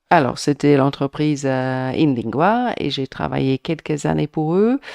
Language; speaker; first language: French; non-native, fluent; English